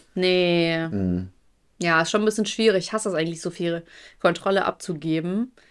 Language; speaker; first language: German; early bilingual, other home language; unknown